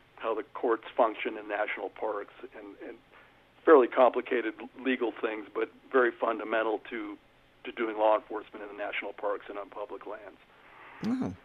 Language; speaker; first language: English; native; English